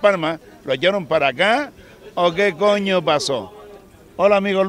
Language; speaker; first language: Spanish; native; Spanish